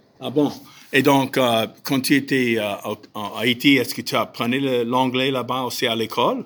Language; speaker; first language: French; non-native, fluent; English